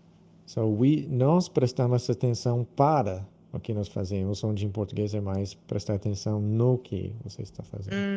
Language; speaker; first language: Portuguese; non-native, fluent; English